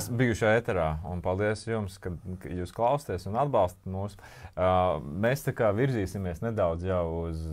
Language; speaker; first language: Latvian; native; Latvian